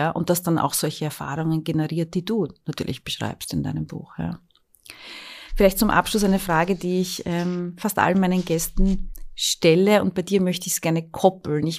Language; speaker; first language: German; native; German